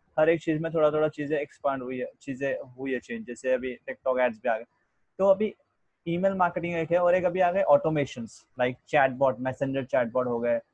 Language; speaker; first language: Hindi; native; Hindi